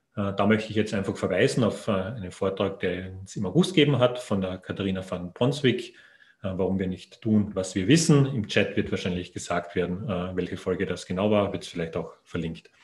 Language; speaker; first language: German; native; German